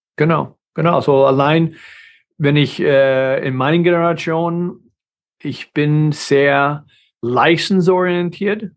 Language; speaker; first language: German; non-native, fluent; English